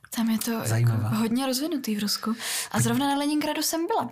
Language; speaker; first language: Czech; early bilingual, other home language; Russian